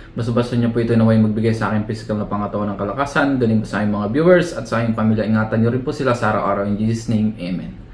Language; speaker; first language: Filipino; native; Filipino